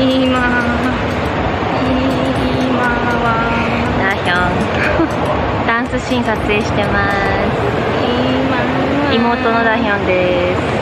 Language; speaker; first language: Japanese; non-native, learner; Korean